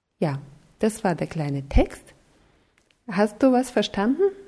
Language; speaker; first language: German; non-native, fluent; Russian